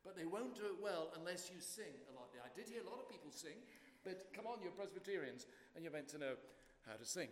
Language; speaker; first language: English; native; English